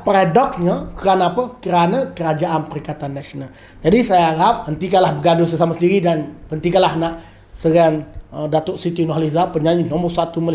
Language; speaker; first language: Malay; native; Malay